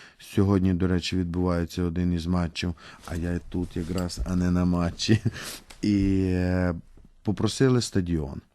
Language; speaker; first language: Ukrainian; native; Ukrainian